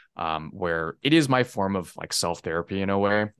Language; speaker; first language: English; early bilingual, other home language; Chinese